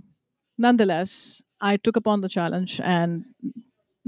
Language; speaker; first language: English; non-native, local second language; Hindi